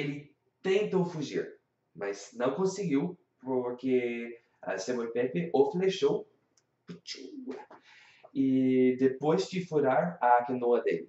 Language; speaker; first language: Portuguese; non-native, learner; English